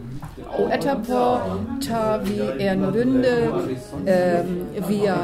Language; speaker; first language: Norwegian; non-native, learner; German